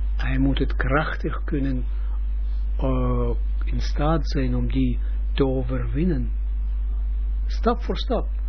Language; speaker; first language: Dutch; non-native, fluent; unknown